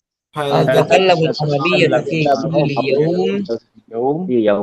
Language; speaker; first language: Arabic; non-native, learner; Indonesian